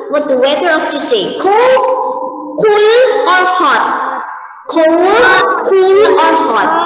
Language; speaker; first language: English; non-native, learner; Indonesian